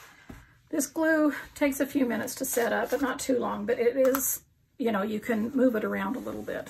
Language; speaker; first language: English; native; English